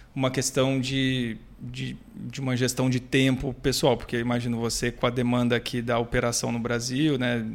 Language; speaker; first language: Portuguese; native; Portuguese